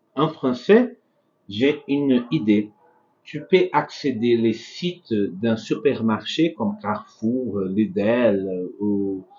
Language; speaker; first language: French; non-native, fluent; Portuguese